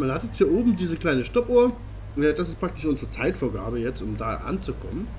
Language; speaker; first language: German; native; German